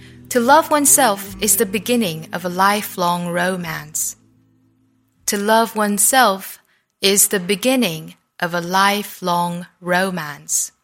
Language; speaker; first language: English; non-native, fluent; Chinese